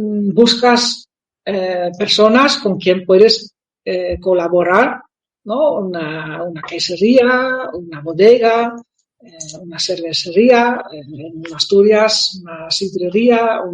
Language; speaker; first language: Spanish; non-native, fluent; Dutch